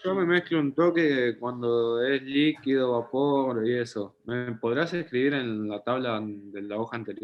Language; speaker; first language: Spanish; native; Spanish